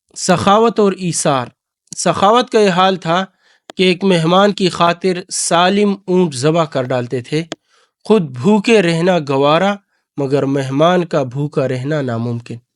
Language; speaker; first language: Urdu; non-native, local second language; Pashto